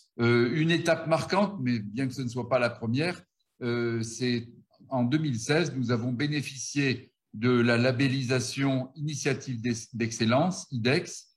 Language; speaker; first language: French; native; French